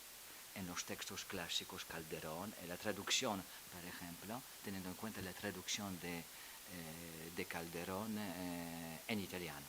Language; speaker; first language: Spanish; non-native, fluent; Polish